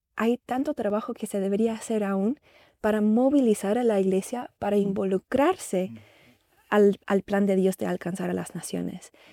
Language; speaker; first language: Spanish; non-native, fluent; English